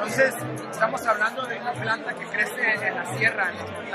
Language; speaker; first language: Spanish; native; Spanish